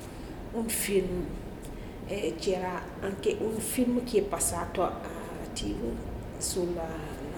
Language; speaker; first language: Italian; non-native, learner; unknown